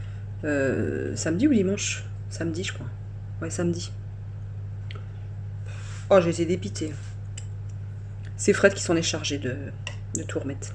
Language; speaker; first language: French; native; French